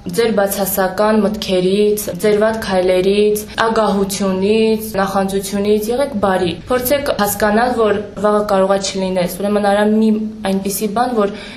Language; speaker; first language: Armenian; native; Armenian